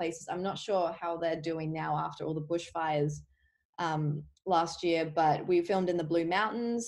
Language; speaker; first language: English; native; English